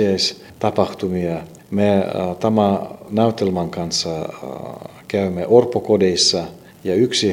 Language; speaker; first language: Finnish; non-native, fluent; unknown